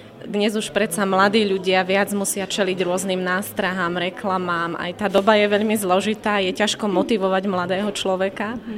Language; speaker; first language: Slovak; native; Slovak